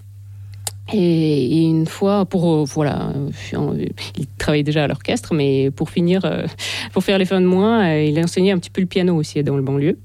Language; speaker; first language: French; non-native, fluent; Russian